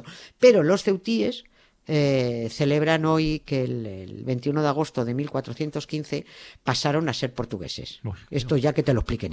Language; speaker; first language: Spanish; native; Spanish